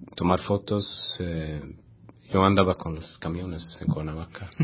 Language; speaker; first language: Spanish; non-native, fluent; Swedish